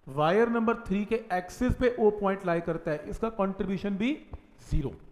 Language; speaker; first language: Hindi; native; Hindi